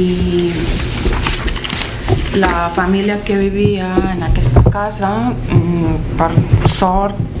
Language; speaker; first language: Catalan; non-native, learner; Russian